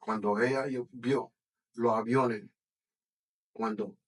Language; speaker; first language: Spanish; early bilingual, other home language; English